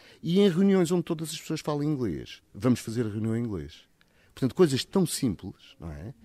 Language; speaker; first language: Portuguese; native; Portuguese